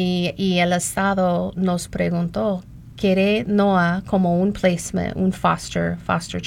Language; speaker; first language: Spanish; non-native, learner; English